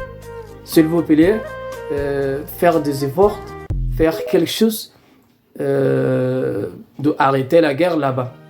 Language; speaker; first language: French; non-native, learner; Arabic